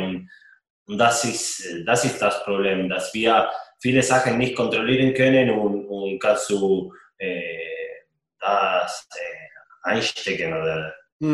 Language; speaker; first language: German; non-native, fluent; Spanish